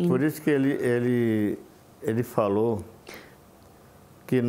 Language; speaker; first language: Portuguese; non-native, local second language; Yanomámi